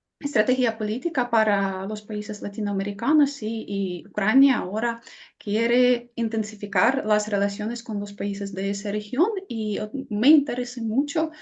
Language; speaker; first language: Spanish; non-native, fluent; Ukrainian